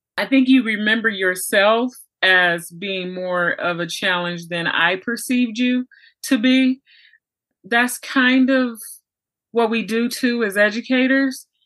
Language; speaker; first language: English; native; English